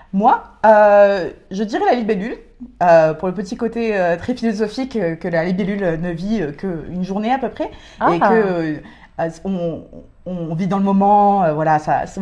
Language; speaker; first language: French; native; French